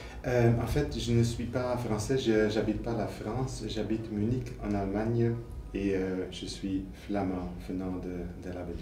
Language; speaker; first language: French; non-native, fluent; Dutch